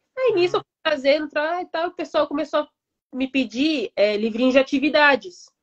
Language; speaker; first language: Portuguese; early bilingual, heritage; Japanese